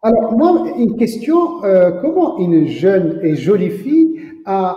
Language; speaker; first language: French; non-native, local second language; Arabic